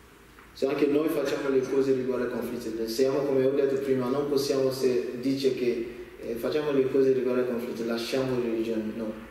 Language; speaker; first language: Italian; non-native, learner; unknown